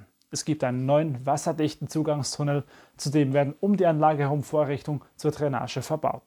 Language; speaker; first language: German; native; German